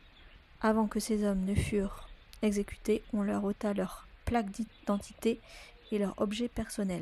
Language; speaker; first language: French; native; French